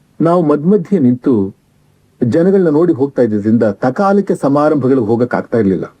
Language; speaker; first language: Kannada; native; Kannada